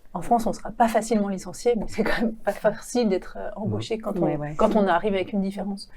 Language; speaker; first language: French; native; French